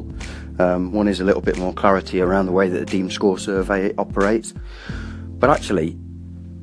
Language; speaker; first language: English; native; English